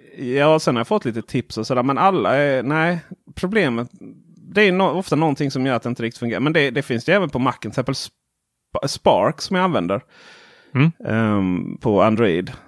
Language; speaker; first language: Swedish; native; Swedish